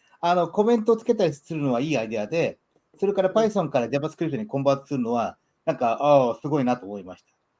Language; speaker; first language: Japanese; native; Japanese